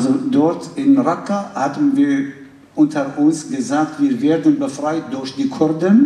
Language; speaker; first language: German; non-native, fluent; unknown